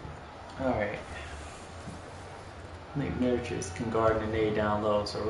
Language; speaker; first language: English; native; English